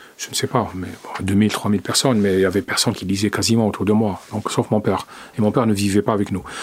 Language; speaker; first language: French; non-native, local second language; Arabic